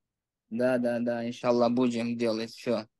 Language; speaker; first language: Russian; non-native, local second language; Uzbek